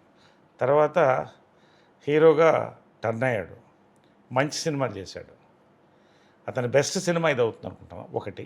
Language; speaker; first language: Telugu; native; Telugu